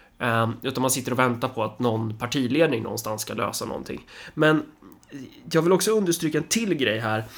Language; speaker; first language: Swedish; early bilingual, other home language; Somali